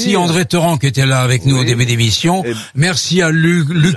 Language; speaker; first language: French; native; French